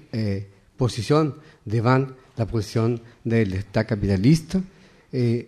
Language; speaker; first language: French; non-native, fluent; Spanish